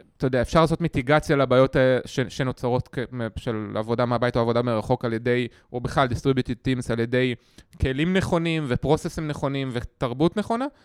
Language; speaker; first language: Hebrew; native; Hebrew